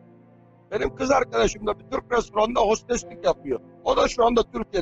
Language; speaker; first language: Turkish; native; Turkish